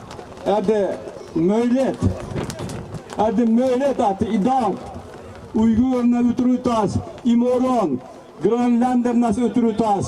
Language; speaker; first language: Swedish; non-native, learner; Uyghur